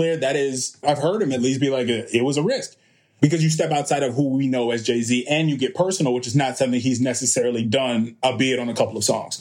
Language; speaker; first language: English; native; English